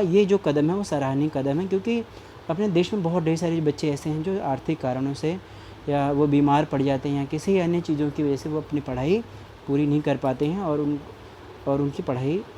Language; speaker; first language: Hindi; native; Hindi